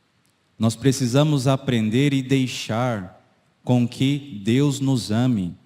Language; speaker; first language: Portuguese; native; Portuguese